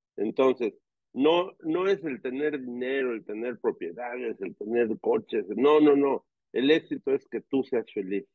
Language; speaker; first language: Spanish; native; Spanish